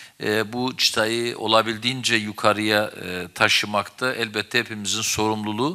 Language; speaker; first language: Turkish; native; Turkish